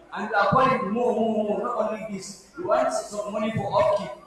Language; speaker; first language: English; non-native, local second language; Hausa